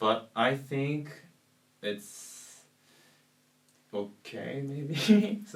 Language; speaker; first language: English; non-native, learner; Japanese